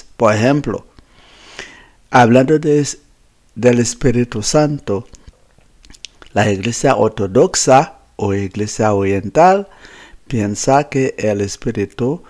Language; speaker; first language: Spanish; non-native, fluent; Haitian Creole